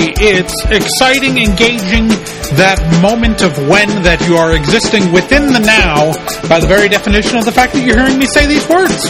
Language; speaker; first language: English; native; English